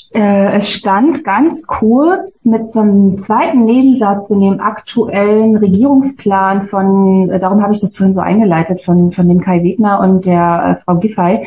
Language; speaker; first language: German; native; German